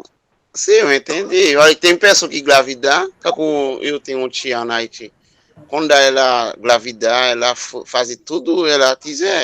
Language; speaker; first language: Portuguese; non-native, learner; Haitian Creole